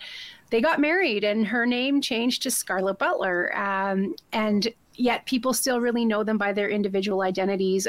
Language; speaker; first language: English; native; English